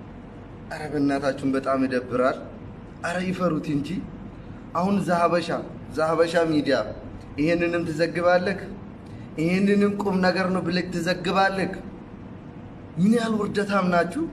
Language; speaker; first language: Amharic; non-native, local second language; Oromo